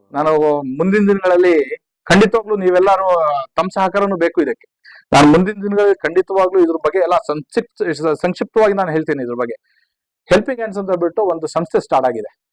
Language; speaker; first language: Kannada; non-native, local second language; Urdu